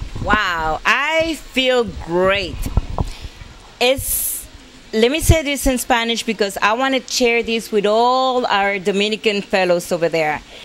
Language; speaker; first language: English; non-native, fluent; Spanish